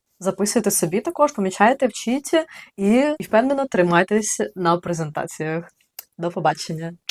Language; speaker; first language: Ukrainian; native; Ukrainian